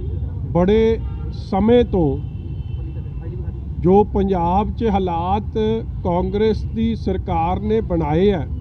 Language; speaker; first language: Hindi; non-native, local second language; Punjabi